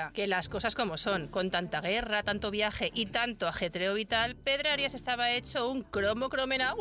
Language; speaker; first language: Spanish; native; Spanish